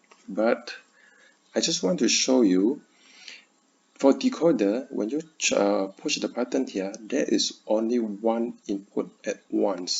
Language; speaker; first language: English; non-native, learner; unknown